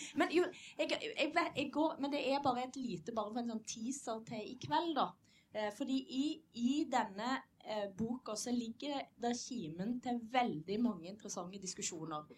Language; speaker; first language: Norwegian; native; Norwegian